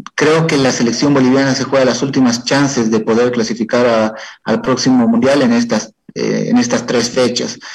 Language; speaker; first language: Spanish; native; Spanish